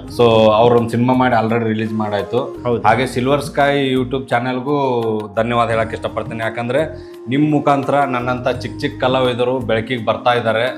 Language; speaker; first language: Kannada; native; Kannada